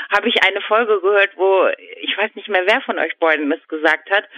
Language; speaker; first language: German; native; German